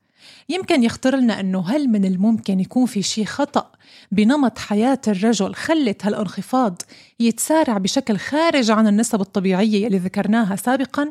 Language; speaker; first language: Arabic; native; Arabic